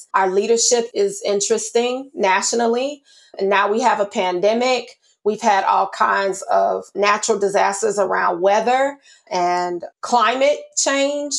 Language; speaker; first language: English; native; English